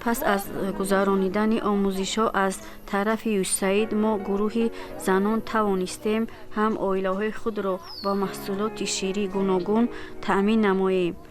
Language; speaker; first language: Tajik; native; Tajik